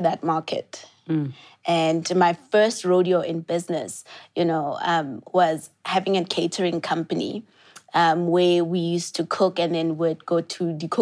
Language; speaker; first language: English; non-native, local second language; Southern Sotho